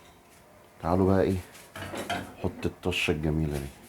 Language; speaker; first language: Arabic; native; Arabic